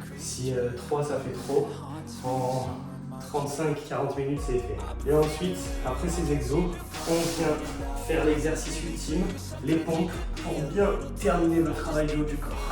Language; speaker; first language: French; native; French